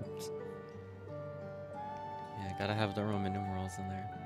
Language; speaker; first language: English; native; English